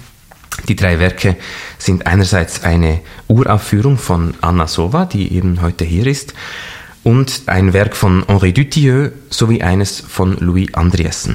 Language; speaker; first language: German; native; German